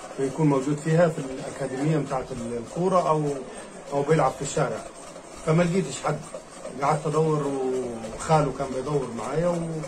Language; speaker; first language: Egyptian Arabic; native; Egyptian Arabic